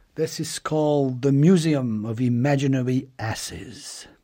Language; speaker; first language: English; non-native, fluent; French